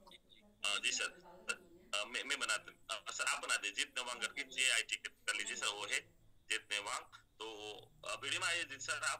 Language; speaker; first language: Hindi; native; Hindi